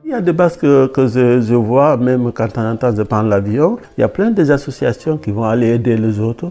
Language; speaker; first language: French; non-native, local second language; Wolof